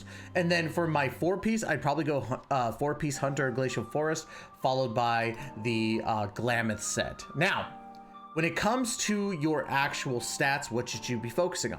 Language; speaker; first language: English; native; English